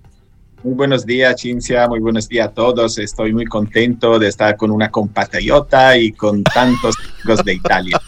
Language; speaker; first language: Spanish; non-native, fluent; Italian